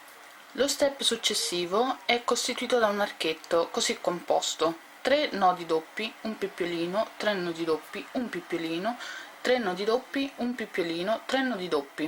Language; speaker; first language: Italian; native; Italian